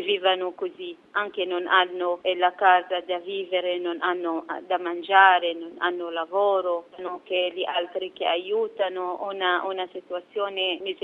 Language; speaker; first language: Italian; non-native, fluent; Arabic